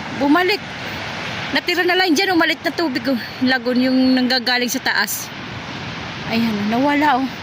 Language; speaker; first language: Filipino; non-native, local second language; Waray